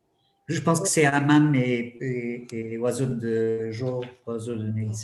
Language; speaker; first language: French; non-native, fluent; Portuguese